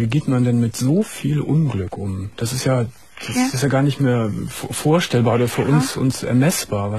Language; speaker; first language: German; native; German